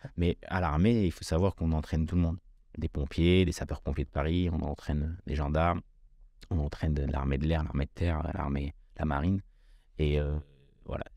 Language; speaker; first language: French; early bilingual, other home language; Kabyle